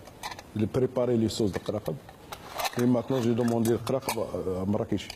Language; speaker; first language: French; non-native, learner; Arabic